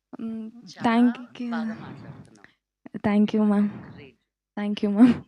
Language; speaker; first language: Telugu; non-native, local second language; Tamil